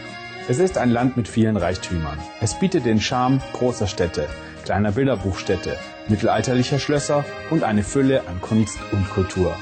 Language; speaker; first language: German; native; German